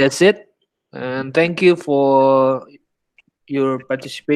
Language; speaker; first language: English; non-native, learner; Indonesian